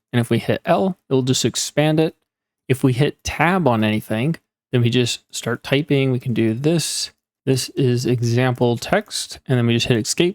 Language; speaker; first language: English; native; English